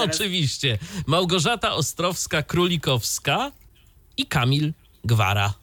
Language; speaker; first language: Polish; native; Polish